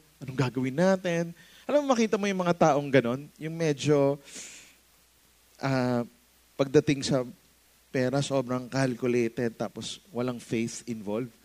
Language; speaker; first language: Filipino; native; Filipino